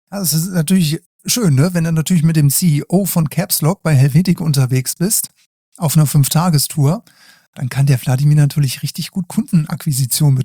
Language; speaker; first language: German; native; German